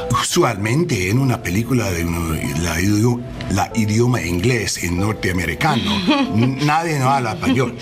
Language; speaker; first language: Spanish; non-native, learner; English